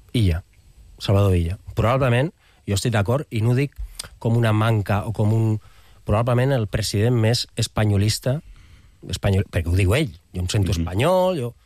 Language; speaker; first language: Catalan; non-native, local second language; Spanish